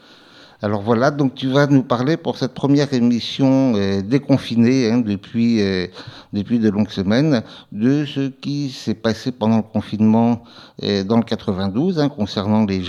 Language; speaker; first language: French; native; French